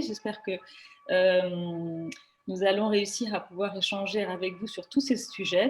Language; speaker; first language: French; native; French